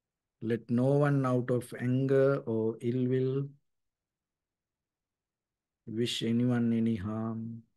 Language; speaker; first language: English; non-native, fluent; Sinhala